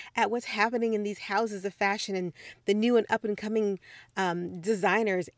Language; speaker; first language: English; native; English